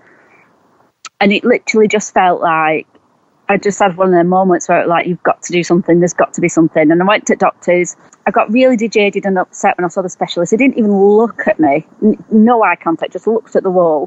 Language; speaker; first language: English; native; English